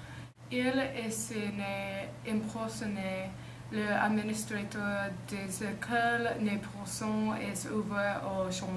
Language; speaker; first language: French; non-native, learner; English